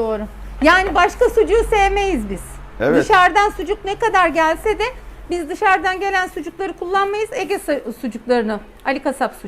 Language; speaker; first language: Turkish; native; Turkish